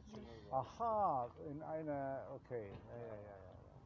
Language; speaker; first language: German; non-native, learner; Croatian